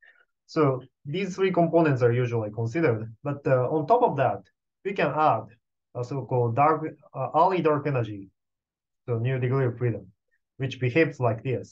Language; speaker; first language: English; non-native, fluent; Japanese